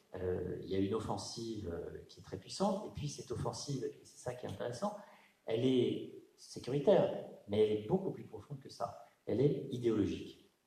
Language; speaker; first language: French; native; French